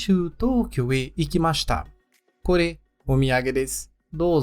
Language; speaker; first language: Japanese; non-native, learner; Portuguese